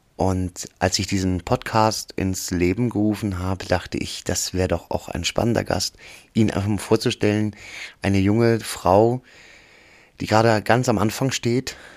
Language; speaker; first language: German; native; German